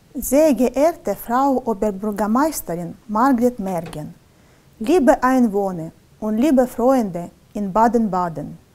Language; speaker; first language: German; non-native, learner; Russian